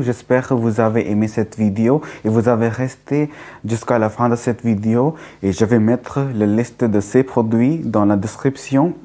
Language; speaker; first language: French; non-native, learner; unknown